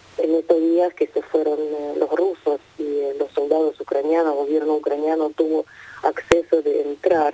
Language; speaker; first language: Spanish; non-native, fluent; Ukrainian